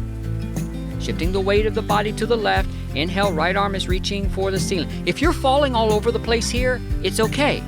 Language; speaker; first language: English; native; English